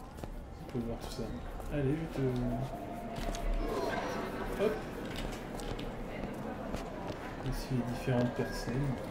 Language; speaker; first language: French; native; French